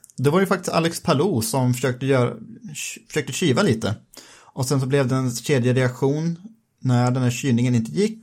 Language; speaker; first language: Swedish; native; Swedish